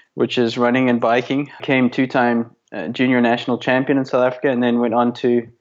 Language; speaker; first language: English; native; English